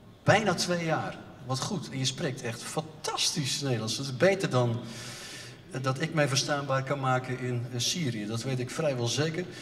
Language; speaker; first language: Dutch; native; Dutch